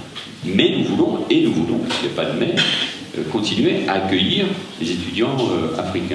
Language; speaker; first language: French; native; French